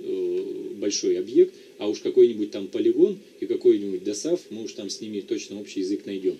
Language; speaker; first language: Russian; native; Russian